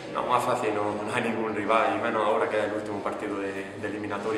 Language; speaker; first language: Spanish; native; Spanish